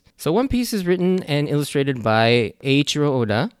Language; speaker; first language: English; native; English